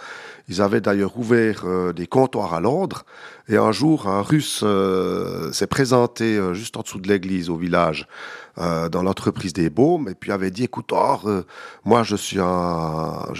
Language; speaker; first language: French; native; French